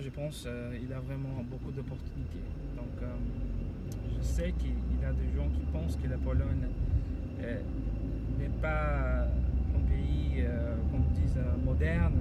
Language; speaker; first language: French; non-native, fluent; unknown